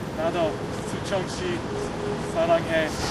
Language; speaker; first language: Korean; non-native, learner; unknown